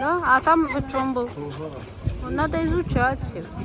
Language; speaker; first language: Russian; non-native, fluent; Mongolian